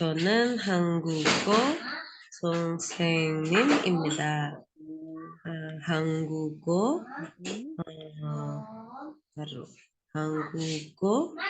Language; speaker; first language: Korean; non-native, learner; Indonesian